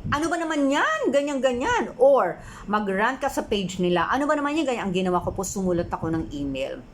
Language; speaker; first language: Filipino; native; Filipino